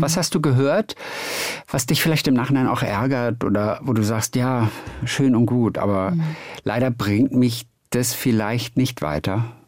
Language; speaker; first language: German; native; German